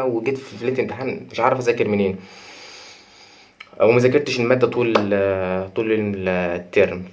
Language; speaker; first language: Arabic; native; Arabic